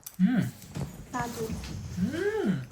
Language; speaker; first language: Korean; non-native, learner; French